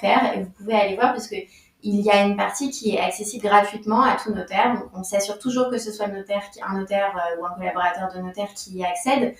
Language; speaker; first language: French; native; French